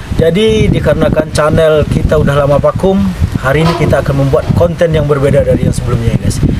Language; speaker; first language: Indonesian; non-native, local second language; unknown